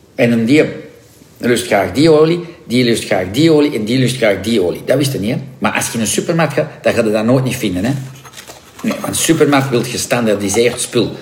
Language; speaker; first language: Dutch; non-native, local second language; French